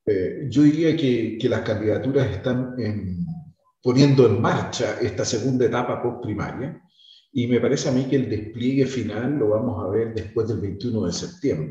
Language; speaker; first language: Spanish; native; Spanish